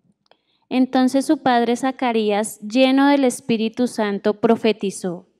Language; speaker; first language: Spanish; native; Spanish